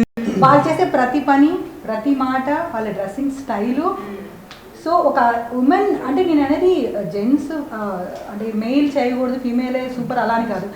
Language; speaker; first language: Telugu; native; Telugu